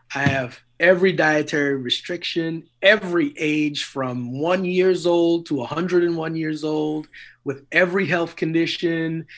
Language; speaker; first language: English; native; English